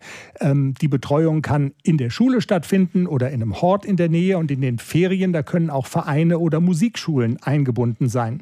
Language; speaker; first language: German; native; German